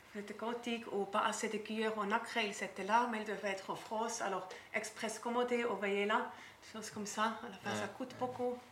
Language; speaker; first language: French; non-native, learner; German